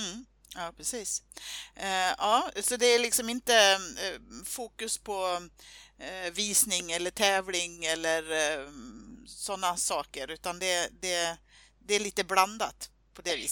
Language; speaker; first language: Swedish; native; Swedish